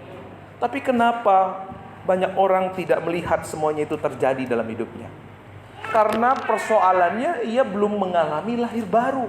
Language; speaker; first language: Indonesian; native; Indonesian